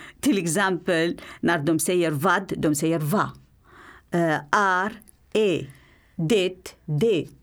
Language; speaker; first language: Swedish; non-native, learner; Arabic